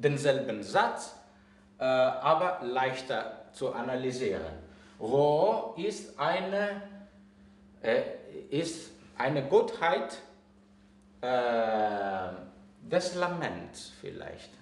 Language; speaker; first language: German; non-native, fluent; Greek